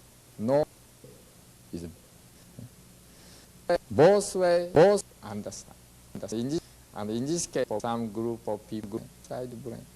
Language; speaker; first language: English; non-native, learner; Japanese